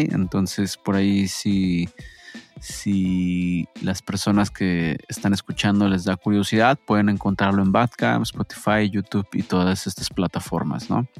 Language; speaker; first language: Spanish; native; Spanish